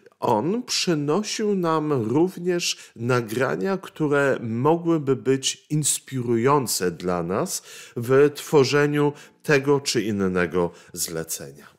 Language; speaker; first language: Polish; native; Polish